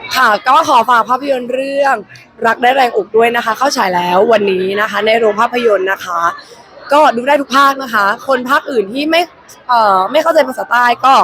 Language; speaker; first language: Thai; native; Thai